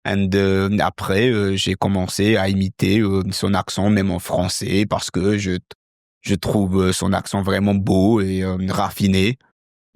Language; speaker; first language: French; non-native, fluent; English